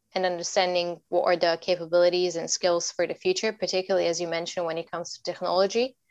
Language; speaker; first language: English; non-native, fluent; Bulgarian